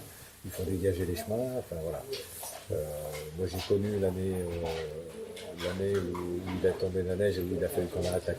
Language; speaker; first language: French; native; French